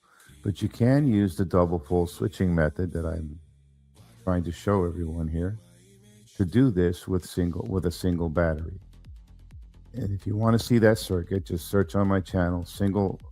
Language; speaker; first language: English; native; English